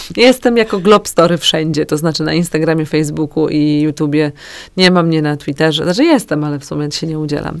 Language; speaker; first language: Polish; native; Polish